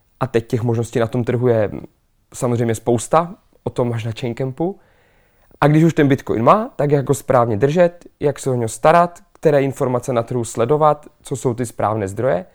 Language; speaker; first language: Czech; native; Czech